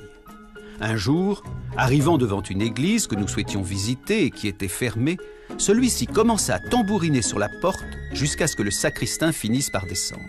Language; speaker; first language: French; native; French